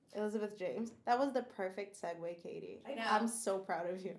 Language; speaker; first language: English; non-native, fluent; Portuguese